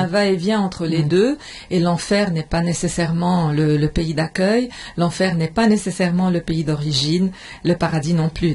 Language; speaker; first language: French; non-native, fluent; Arabic